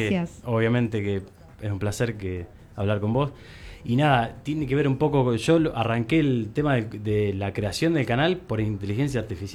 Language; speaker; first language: Spanish; native; Spanish